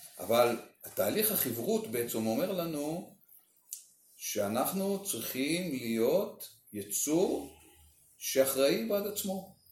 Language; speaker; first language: Hebrew; native; Hebrew